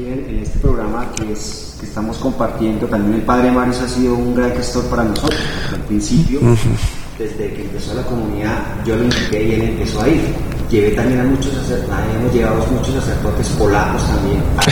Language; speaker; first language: Spanish; native; Spanish